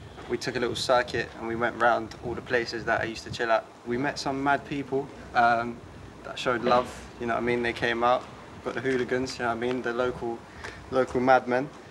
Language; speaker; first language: English; early bilingual, other home language; Polish